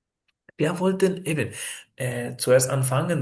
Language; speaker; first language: German; non-native, fluent; Spanish